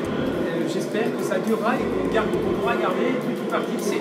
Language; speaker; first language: French; native; French